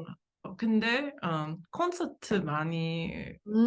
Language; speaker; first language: Korean; non-native, learner; English